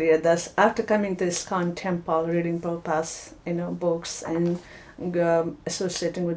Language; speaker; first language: English; non-native, local second language; Nepali